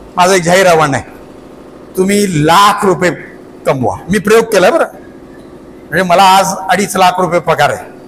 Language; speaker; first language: Marathi; non-native, local second language; Kannada